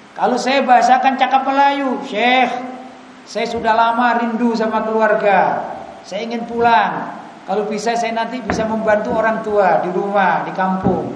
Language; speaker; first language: Indonesian; native; Indonesian